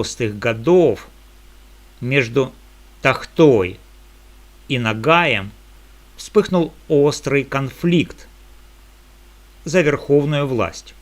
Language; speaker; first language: Russian; native; Russian